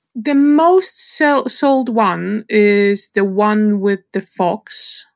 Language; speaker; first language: English; non-native, fluent; Polish